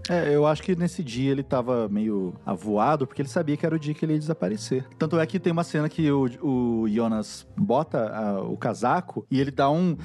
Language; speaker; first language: Portuguese; native; Portuguese